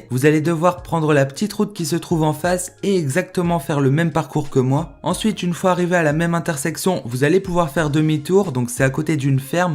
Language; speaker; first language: French; native; French